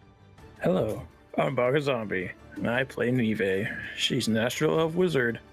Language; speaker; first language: English; native; English